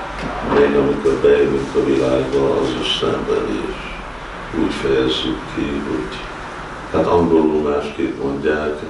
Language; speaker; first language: Hungarian; early bilingual, heritage; Hungarian